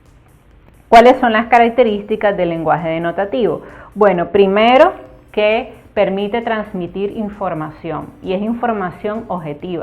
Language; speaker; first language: Spanish; native; Spanish